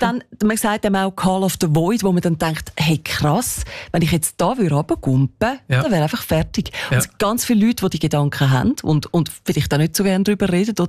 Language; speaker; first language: German; native; German